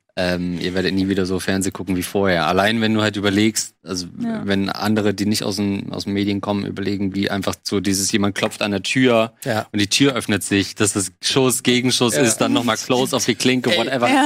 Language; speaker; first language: German; native; German